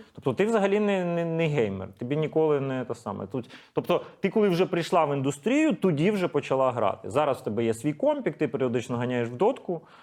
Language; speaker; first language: Ukrainian; native; Ukrainian